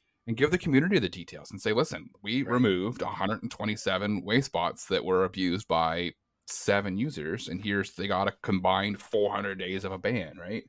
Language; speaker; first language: English; native; English